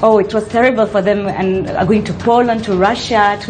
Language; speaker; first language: English; non-native, fluent; French